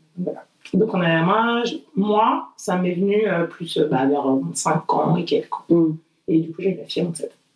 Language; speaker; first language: French; early bilingual, other home language; Portuguese